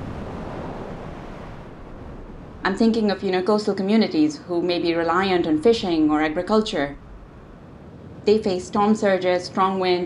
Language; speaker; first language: English; non-native, local second language; Odia